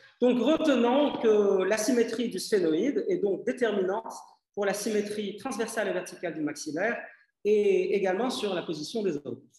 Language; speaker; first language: French; non-native, local second language; Arabic